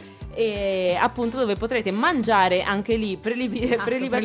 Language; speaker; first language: Italian; native; Italian